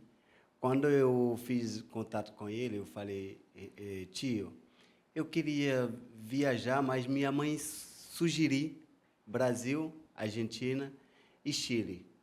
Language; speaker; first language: Portuguese; non-native, fluent; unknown